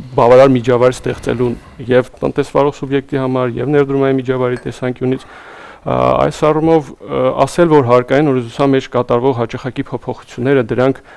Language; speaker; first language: Armenian; native; Armenian